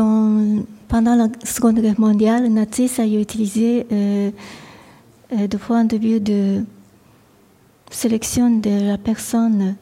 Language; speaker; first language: French; non-native, fluent; Japanese